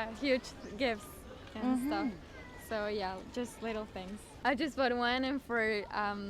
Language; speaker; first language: English; non-native, fluent; Spanish